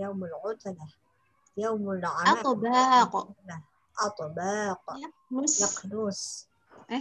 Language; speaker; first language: Arabic; non-native, learner; Indonesian